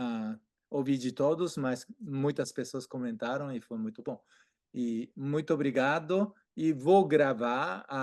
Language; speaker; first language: Portuguese; non-native, fluent; Japanese